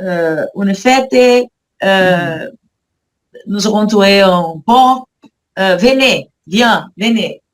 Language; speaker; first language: French; non-native, learner; Portuguese